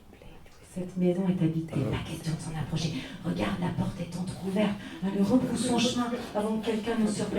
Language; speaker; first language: French; native; French